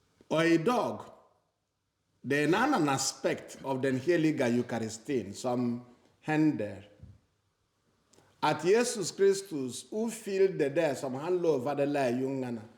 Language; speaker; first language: Swedish; non-native, fluent; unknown